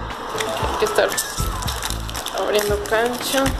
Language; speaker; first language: Spanish; native; Spanish